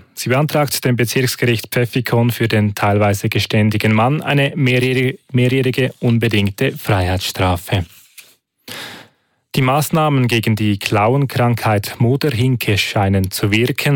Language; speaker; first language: German; native; German